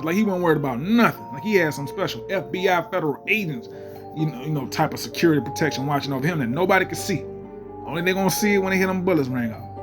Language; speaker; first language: English; native; English